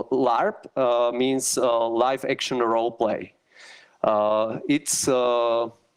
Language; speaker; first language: English; non-native, learner; Slovak